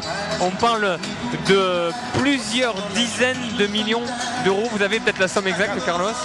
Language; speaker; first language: French; native; French